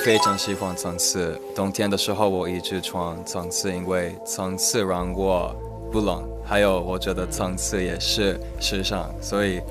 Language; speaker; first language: Chinese; non-native, learner; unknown